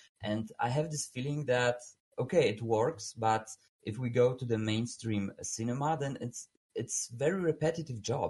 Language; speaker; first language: English; non-native, fluent; Polish